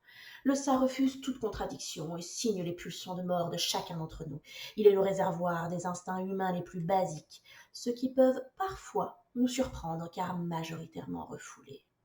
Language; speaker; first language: French; native; French